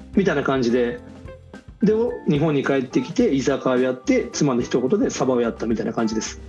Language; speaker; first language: Japanese; native; Japanese